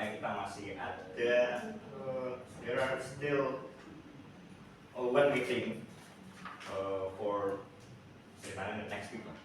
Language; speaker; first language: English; non-native, learner; Indonesian